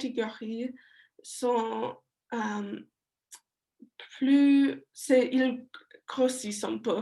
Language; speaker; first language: French; non-native, learner; English